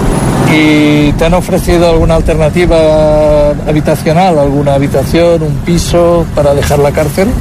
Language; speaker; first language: Spanish; native; Spanish